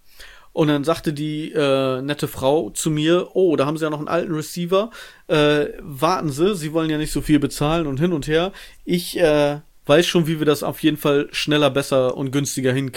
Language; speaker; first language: German; native; German